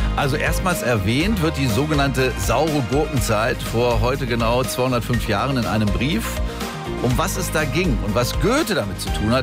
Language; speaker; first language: German; native; German